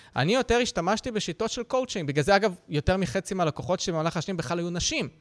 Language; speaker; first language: Hebrew; early bilingual, other home language; Russian